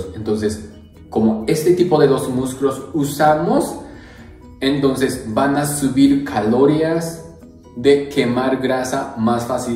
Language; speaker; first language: Spanish; non-native, learner; Japanese